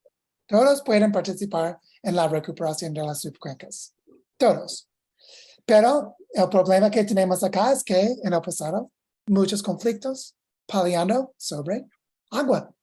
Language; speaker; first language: Spanish; non-native, fluent; English